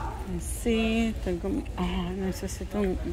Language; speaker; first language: Spanish; early bilingual, heritage; Spanish